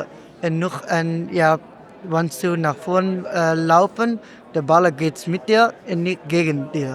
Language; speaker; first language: German; non-native, learner; Dutch